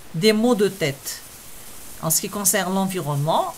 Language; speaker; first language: French; non-native, local second language; Arabic